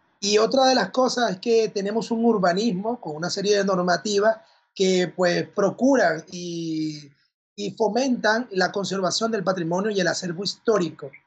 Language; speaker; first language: Spanish; native; Spanish